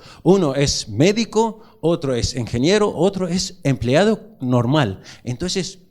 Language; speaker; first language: Spanish; non-native, learner; Arabic